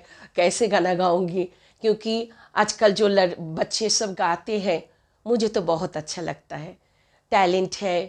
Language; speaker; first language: Hindi; non-native, local second language; Bangla